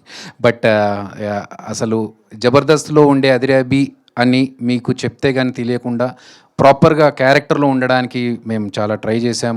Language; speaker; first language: Telugu; native; Telugu